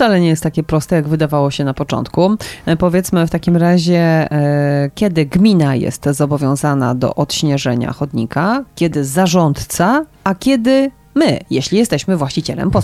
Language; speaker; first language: Polish; native; Polish